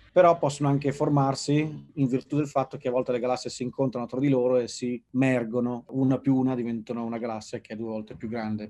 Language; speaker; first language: Italian; native; Italian